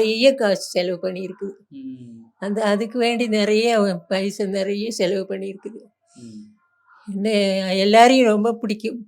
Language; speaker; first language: Tamil; non-native, learner; Malayalam